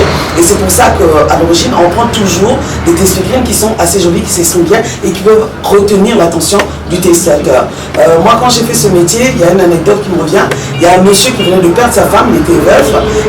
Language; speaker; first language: French; early bilingual, other home language; Lingala